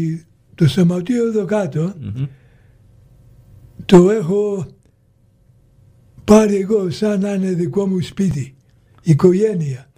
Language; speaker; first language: Greek; early bilingual, heritage; Greek